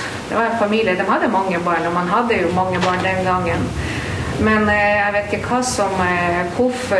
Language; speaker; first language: Norwegian; non-native, fluent; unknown